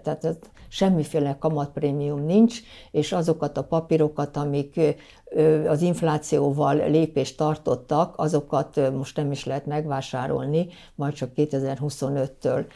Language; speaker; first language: Hungarian; native; Hungarian